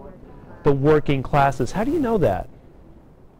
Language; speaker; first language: English; native; English